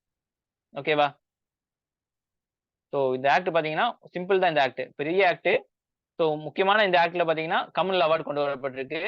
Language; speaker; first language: Tamil; native; Tamil